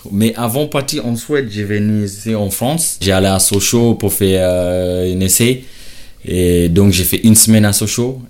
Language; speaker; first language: French; non-native, learner; Shona